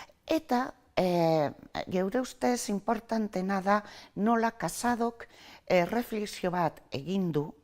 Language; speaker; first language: Basque; non-native, local second language; Spanish